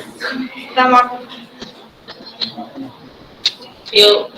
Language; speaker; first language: English; non-native, learner; Chinese